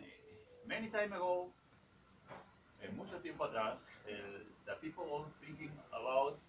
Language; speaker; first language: English; non-native, learner; Spanish